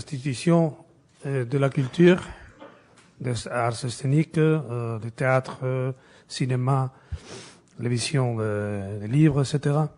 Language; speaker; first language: French; non-native, fluent; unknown